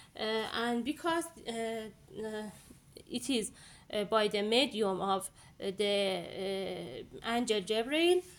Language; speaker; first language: English; non-native, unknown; Persian